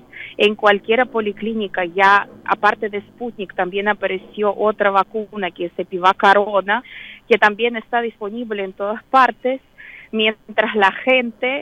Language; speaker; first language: Spanish; non-native, fluent; Russian